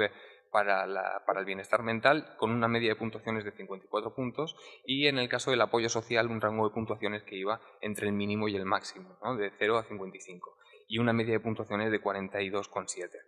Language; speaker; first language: Spanish; native; Spanish